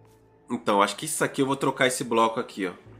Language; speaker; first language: Portuguese; native; Portuguese